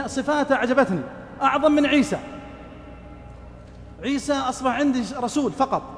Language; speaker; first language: Arabic; native; Arabic